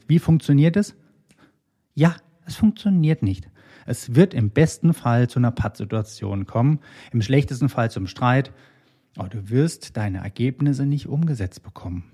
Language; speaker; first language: German; native; German